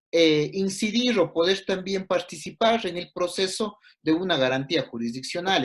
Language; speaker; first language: Spanish; native; Spanish